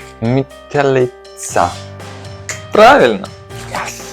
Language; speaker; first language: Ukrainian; non-native, learner; English